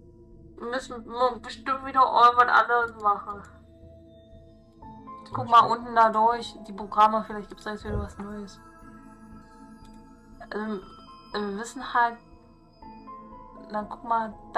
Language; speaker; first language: German; native; German